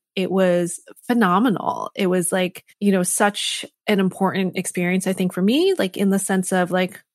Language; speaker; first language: English; native; English